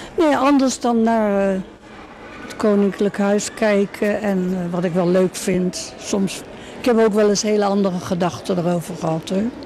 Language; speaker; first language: Dutch; native; Dutch